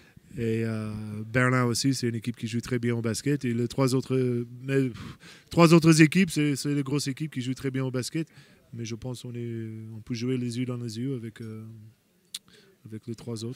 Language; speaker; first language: French; non-native, fluent; English